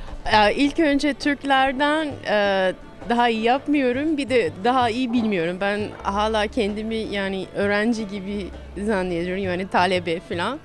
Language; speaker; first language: Turkish; non-native, fluent; English